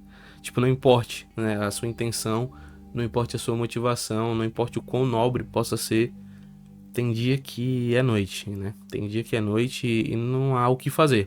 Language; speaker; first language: Portuguese; native; Portuguese